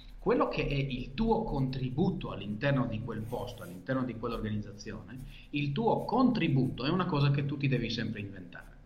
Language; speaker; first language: Italian; non-native, fluent; Hebrew